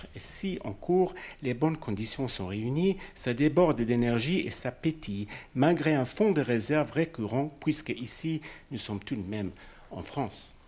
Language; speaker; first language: French; non-native, fluent; English